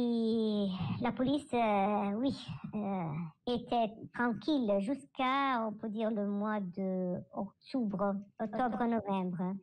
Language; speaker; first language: French; non-native, learner; Italian